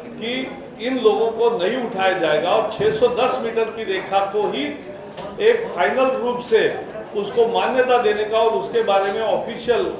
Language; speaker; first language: Hindi; non-native, local second language; Marathi